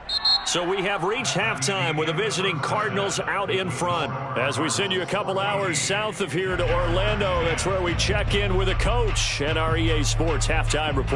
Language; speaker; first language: English; native; English